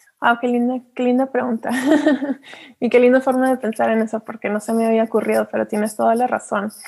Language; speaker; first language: Spanish; early bilingual, heritage; Spanish